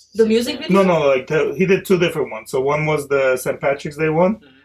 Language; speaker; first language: English; early bilingual, other home language; Spanish